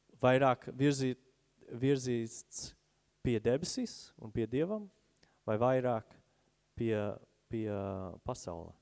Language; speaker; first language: Latvian; non-native, fluent; English